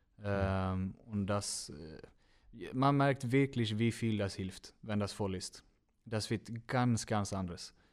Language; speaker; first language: German; non-native, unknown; Swedish